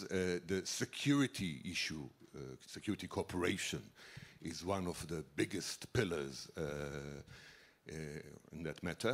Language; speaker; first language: English; non-native, fluent; Hebrew